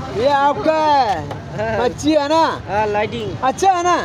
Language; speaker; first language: Hindi; non-native, local second language; Malayalam